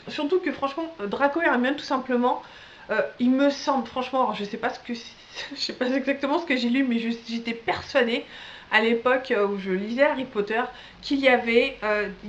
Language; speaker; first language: French; native; French